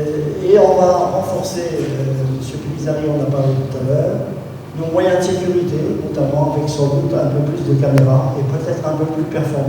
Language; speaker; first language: French; native; French